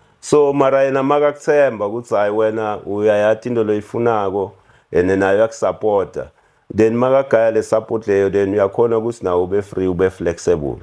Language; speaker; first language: Zulu; non-native, local second language; Swati